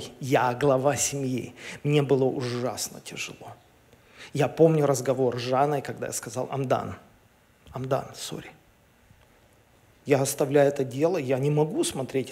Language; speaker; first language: Russian; native; Russian